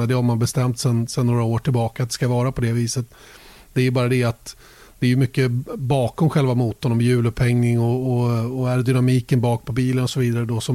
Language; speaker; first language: Swedish; native; Swedish